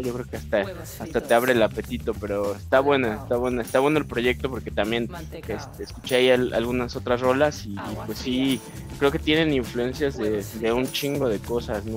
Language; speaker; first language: Spanish; native; Spanish